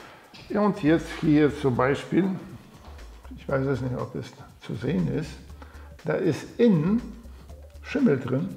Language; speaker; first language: German; non-native, fluent; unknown